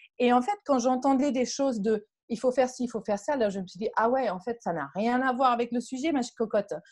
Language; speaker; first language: French; non-native, fluent; German